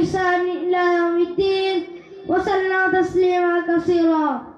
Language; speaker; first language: Arabic; non-native, learner; Bangla